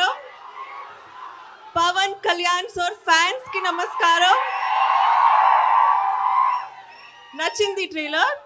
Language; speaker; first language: Telugu; non-native, learner; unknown